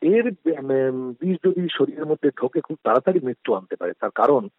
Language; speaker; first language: Bangla; native; Bangla